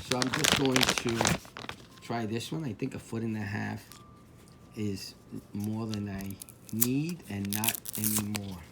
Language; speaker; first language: English; native; English